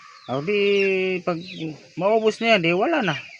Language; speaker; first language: Filipino; native; Filipino